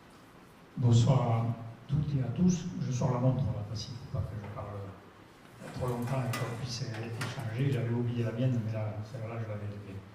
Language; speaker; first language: French; native; French